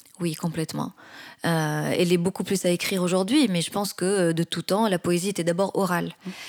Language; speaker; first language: French; non-native, local second language; Arabic